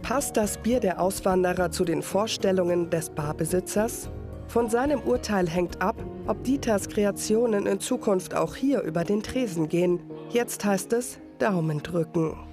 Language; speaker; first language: German; native; German